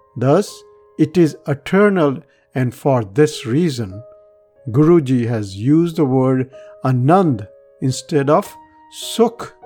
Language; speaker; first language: English; non-native, local second language; Punjabi